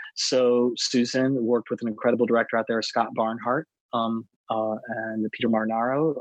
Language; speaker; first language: English; native; English